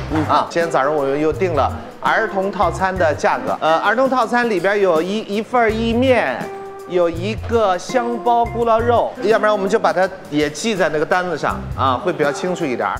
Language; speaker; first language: Chinese; native; Chinese